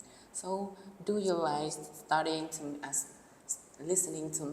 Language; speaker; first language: English; non-native, learner; Vietnamese